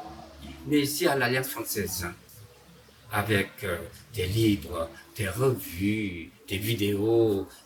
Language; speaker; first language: French; non-native, fluent; Korean